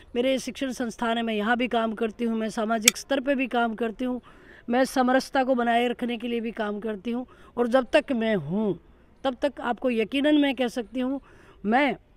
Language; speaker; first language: Hindi; native; Hindi